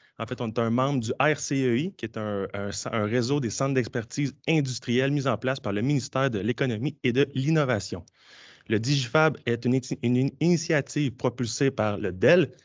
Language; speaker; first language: French; native; French